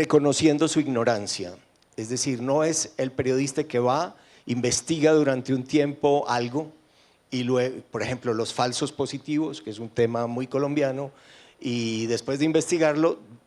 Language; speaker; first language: Spanish; native; Spanish